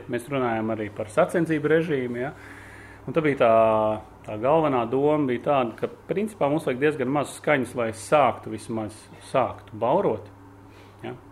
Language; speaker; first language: Latvian; native; Latvian